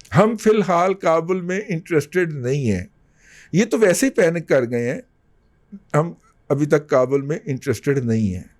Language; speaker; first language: Urdu; non-native, local second language; Punjabi